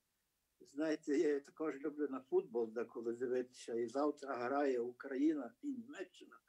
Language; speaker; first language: Ukrainian; early bilingual, heritage; Ukrainian